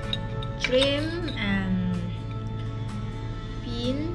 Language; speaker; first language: English; non-native, learner; Thai